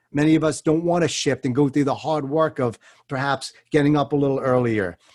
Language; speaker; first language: English; native; English